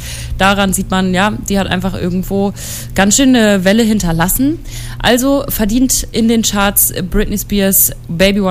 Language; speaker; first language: German; native; German